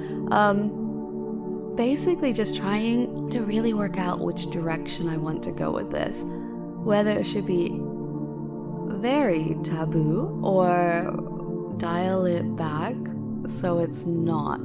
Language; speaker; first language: English; native; English